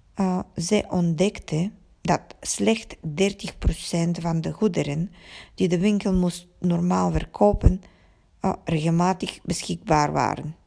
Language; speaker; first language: Dutch; non-native, fluent; Bulgarian